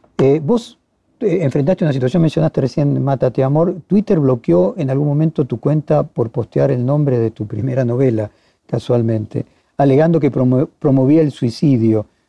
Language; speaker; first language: Spanish; native; Spanish